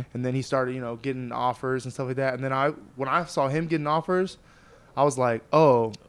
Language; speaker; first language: English; native; English